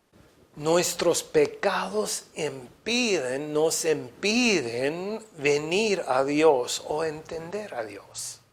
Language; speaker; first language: Spanish; non-native, fluent; English